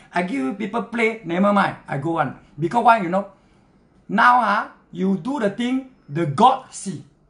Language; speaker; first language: English; non-native, local second language; Chinese